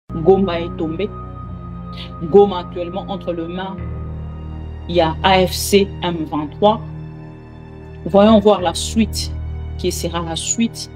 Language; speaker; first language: French; non-native, local second language; Lingala